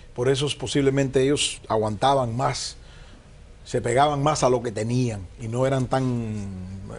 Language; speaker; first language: Spanish; early bilingual, heritage; Spanish